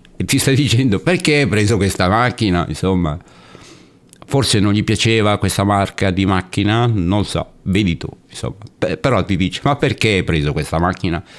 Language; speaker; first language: Italian; native; Italian